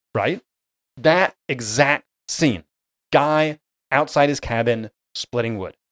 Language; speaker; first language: English; native; English